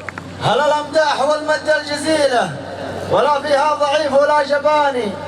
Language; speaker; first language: Arabic; native; Arabic